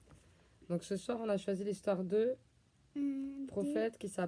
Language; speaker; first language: French; native; French